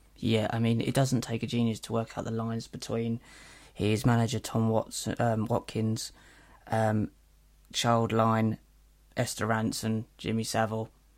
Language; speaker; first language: English; native; English